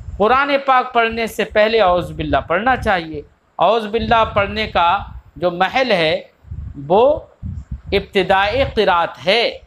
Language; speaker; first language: Urdu; native; Urdu